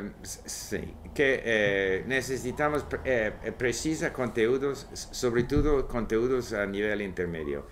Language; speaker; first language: Portuguese; non-native, learner; English